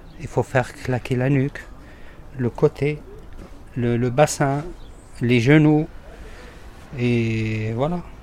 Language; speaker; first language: French; non-native, local second language; Arabic